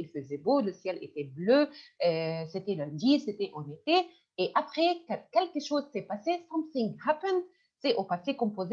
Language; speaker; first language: French; non-native, fluent; Arabic